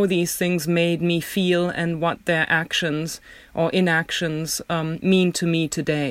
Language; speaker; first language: English; non-native, fluent; German